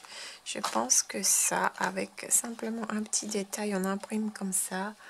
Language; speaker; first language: French; non-native, fluent; Spanish